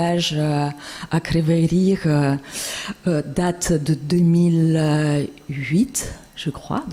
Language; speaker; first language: French; non-native, fluent; Russian